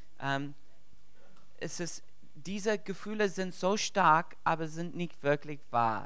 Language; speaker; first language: German; non-native, learner; English